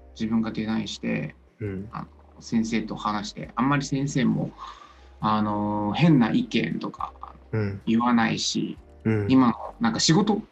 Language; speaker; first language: Japanese; non-native, fluent; Chinese